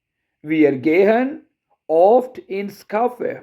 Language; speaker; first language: German; non-native, fluent; Urdu